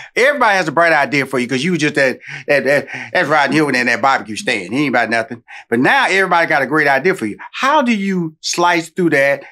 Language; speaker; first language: English; native; English